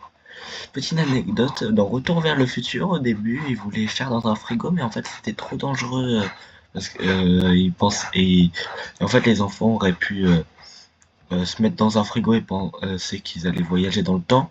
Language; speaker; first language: French; native; French